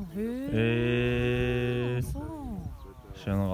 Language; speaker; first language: Japanese; non-native, fluent; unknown